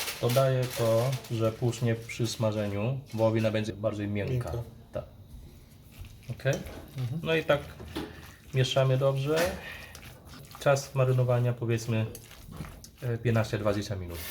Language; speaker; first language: Polish; non-native, fluent; Vietnamese